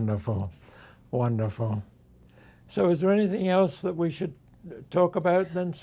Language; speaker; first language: English; native; English